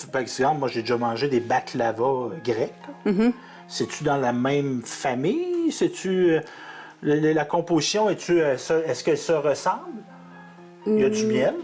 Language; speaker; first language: French; native; French